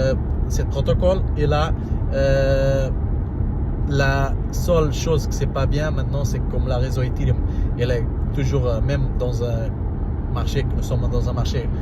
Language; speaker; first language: French; non-native, learner; Portuguese